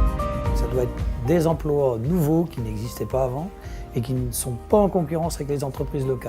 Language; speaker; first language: French; native; French